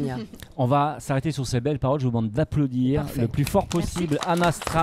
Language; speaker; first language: French; native; French